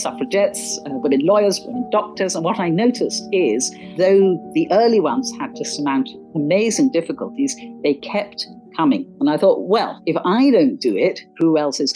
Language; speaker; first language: English; native; English